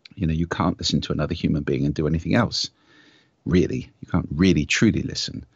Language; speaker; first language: English; native; English